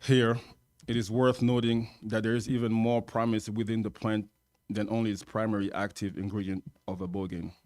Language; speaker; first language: English; non-native, fluent; French